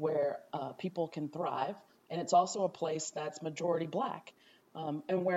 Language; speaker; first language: English; native; English